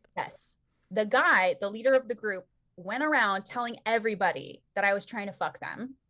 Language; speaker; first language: English; native; English